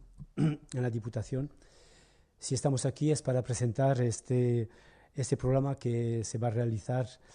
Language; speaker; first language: Spanish; non-native, fluent; French